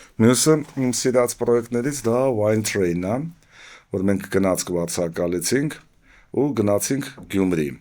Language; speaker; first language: Armenian; native; Armenian